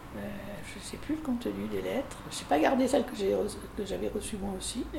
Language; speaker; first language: French; native; French